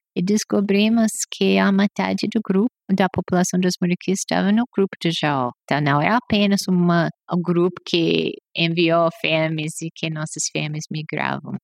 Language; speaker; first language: Portuguese; non-native, fluent; English